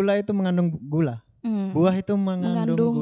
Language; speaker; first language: Indonesian; native; Indonesian